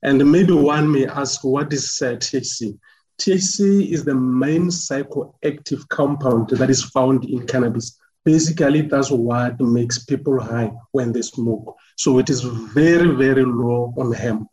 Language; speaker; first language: English; non-native, local second language; Northern Sotho